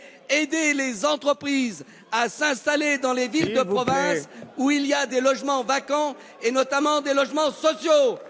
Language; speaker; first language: French; native; French